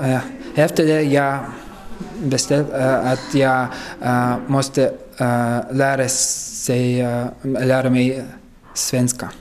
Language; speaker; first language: Swedish; non-native, learner; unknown